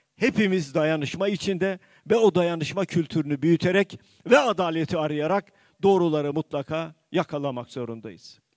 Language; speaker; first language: Turkish; native; Turkish